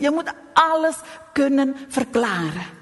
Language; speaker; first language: Dutch; non-native, fluent; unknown